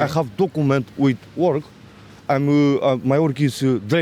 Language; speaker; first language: English; non-native, learner; Romanian